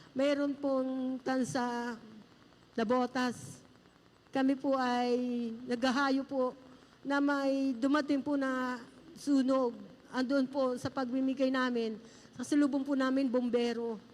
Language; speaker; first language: Filipino; native; Filipino